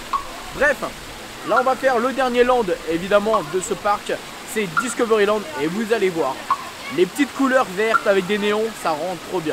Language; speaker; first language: French; native; French